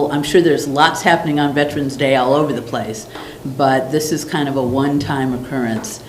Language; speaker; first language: English; native; English